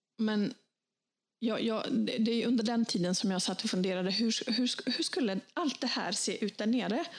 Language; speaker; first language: Swedish; early bilingual, other home language; Bosnian